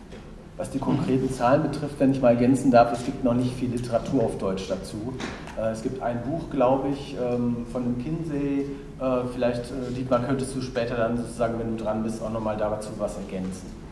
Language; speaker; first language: German; native; German